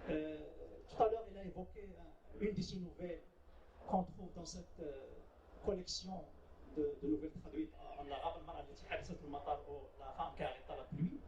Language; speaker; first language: French; non-native, local second language; Arabic